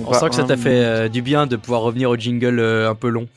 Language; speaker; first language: French; native; French